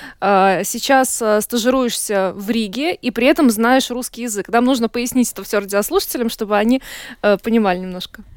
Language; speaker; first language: Russian; native; Russian